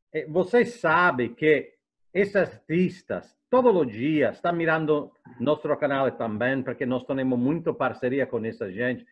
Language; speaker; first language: Portuguese; non-native, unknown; Italian